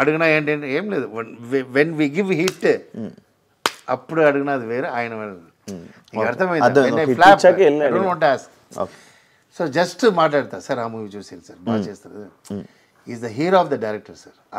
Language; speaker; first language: Telugu; non-native, local second language; Tamil